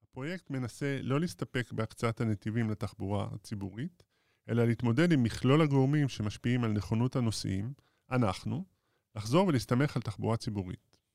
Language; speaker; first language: Hebrew; native; Hebrew